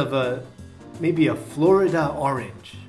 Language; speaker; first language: English; non-native, learner; Japanese